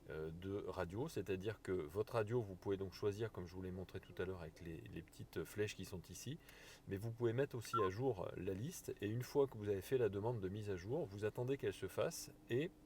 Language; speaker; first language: French; native; French